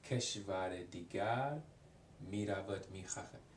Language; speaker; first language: Persian; non-native, learner; English